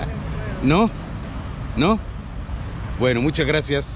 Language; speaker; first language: Spanish; non-native, learner; Arabic